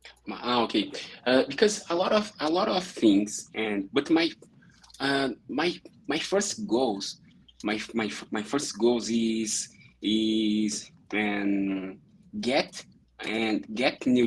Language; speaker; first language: English; non-native, learner; Portuguese